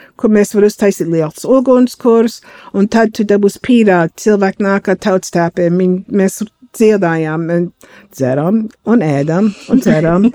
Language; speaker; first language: Latvian; early bilingual, heritage; Latvian